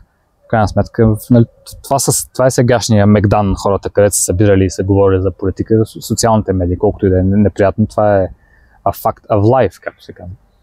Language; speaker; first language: Bulgarian; native; Bulgarian